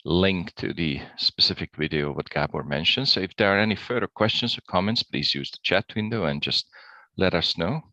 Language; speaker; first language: English; non-native, fluent; Hungarian